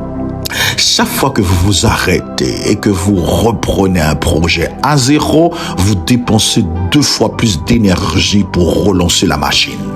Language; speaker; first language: French; non-native, local second language; Haitian Creole